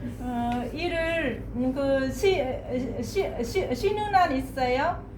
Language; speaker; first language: Korean; non-native, fluent; Vietnamese